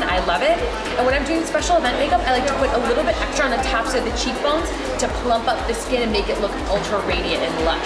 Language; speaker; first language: English; native; English